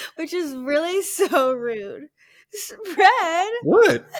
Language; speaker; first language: English; native; English